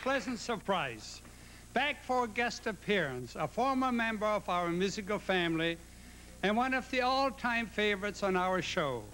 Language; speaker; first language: English; native; English